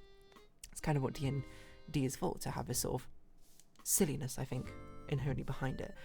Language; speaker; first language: English; native; English